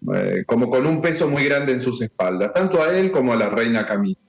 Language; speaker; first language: Spanish; native; Spanish